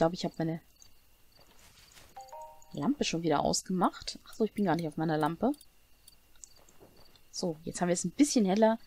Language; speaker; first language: German; native; German